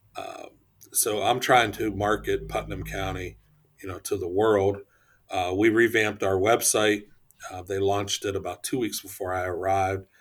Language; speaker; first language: English; native; English